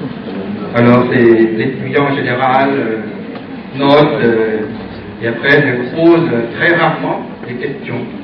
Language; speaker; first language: French; non-native, fluent; Thai